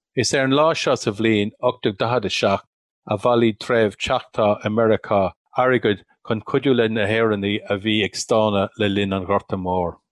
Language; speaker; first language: Irish; non-native, local second language; English